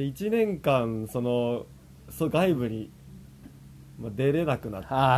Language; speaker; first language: Japanese; native; Japanese